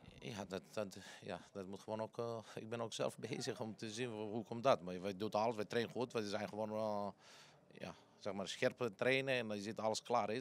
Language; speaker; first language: Dutch; non-native, fluent; Greek